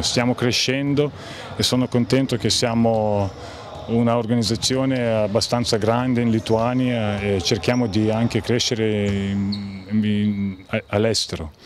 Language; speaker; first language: Italian; non-native, fluent; Lithuanian